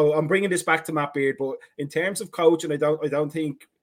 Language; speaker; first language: English; native; English